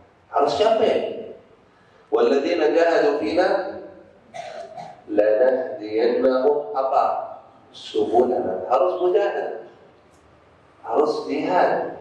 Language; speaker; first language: Indonesian; non-native, fluent; Arabic